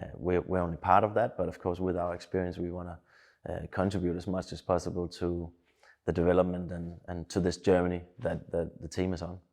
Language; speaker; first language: English; non-native, fluent; Danish